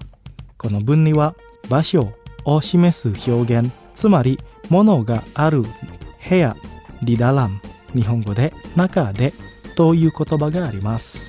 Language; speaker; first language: Japanese; non-native, fluent; Indonesian